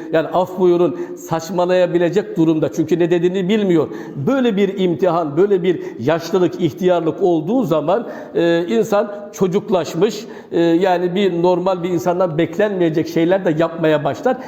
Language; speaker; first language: Turkish; native; Turkish